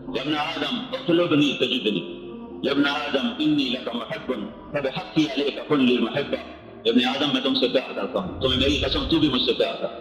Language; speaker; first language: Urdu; non-native, local second language; Saraiki